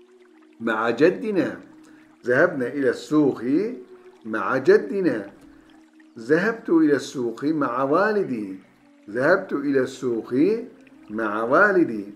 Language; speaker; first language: Arabic; non-native, fluent; Turkish